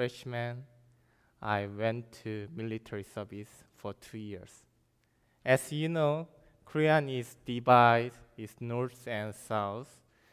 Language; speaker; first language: English; non-native, learner; Korean